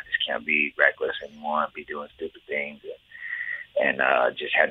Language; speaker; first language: English; native; English